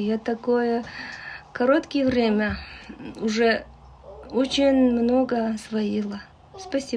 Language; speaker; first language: Russian; non-native, learner; Uzbek